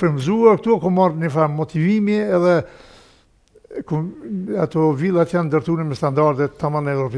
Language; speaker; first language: Albanian; native; Albanian